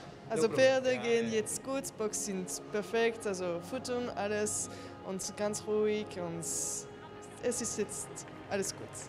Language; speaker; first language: German; non-native, local second language; French